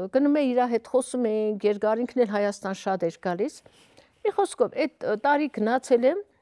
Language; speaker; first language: Armenian; native; Armenian